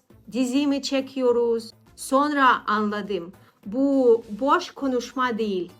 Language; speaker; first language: Turkish; non-native, learner; Russian